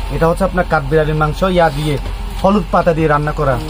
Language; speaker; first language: Bangla; non-native, local second language; Marma